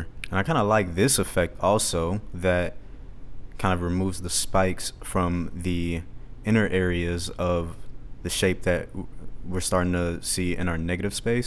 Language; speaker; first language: English; native; English